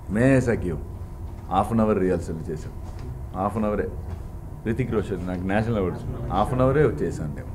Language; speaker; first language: Telugu; non-native, learner; Tamil